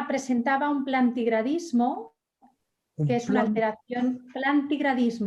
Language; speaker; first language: Spanish; native; Spanish